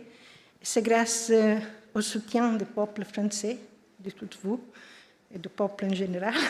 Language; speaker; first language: French; non-native, fluent; Italian